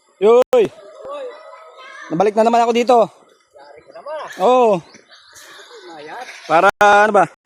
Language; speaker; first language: Filipino; non-native, local second language; Cebuano